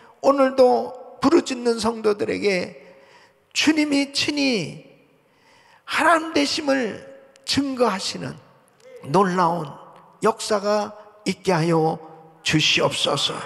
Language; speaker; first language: Korean; native; Korean